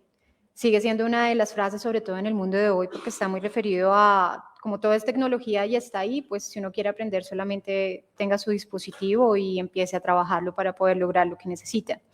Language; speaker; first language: Spanish; native; Spanish